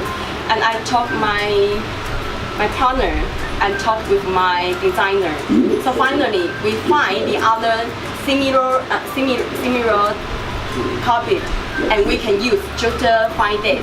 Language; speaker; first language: English; non-native, learner; Chinese